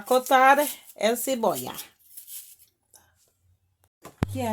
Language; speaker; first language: Spanish; non-native, learner; English